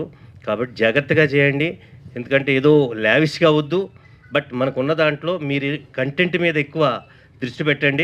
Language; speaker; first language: Telugu; native; Telugu